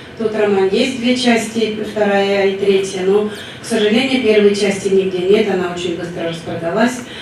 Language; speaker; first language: Russian; non-native, local second language; Chuvash